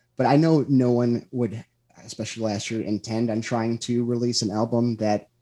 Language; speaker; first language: English; native; English